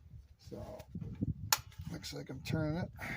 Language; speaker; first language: English; native; English